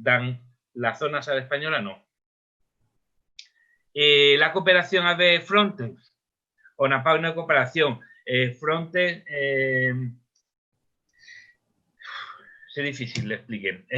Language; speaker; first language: French; non-native, learner; Spanish